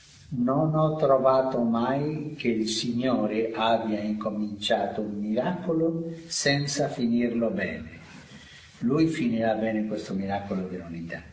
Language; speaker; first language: Italian; non-native, fluent; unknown